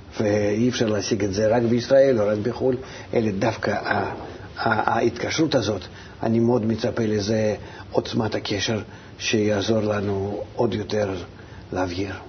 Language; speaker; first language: Hebrew; non-native, fluent; Russian